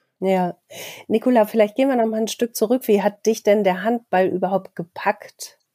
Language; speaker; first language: German; native; German